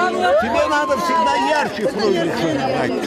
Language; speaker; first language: Russian; non-native, local second language; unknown